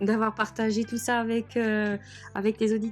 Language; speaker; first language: French; native; French